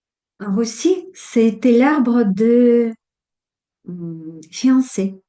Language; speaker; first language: French; non-native, fluent; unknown